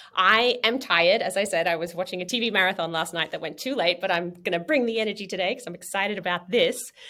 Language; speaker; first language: English; native; English